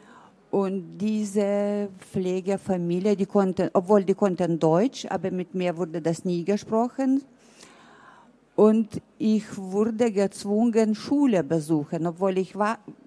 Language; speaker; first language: German; early bilingual, heritage; German